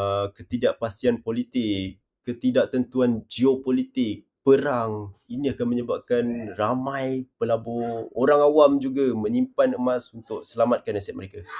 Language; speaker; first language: Malay; native; Malay